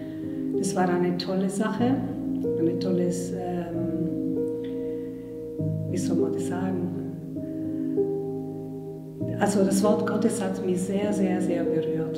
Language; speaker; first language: German; non-native, fluent; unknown